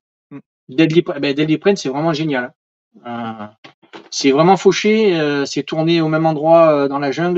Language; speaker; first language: French; native; French